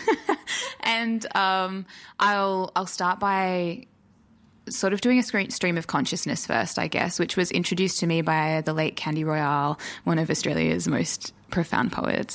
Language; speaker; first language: English; native; English